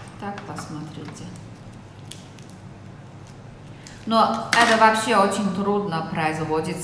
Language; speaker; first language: Russian; non-native, learner; Chinese